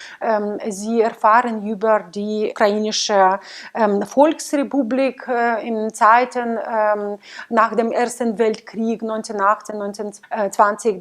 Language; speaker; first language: German; non-native, fluent; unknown